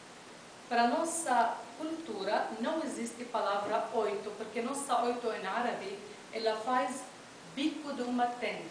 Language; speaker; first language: Portuguese; non-native, fluent; Arabic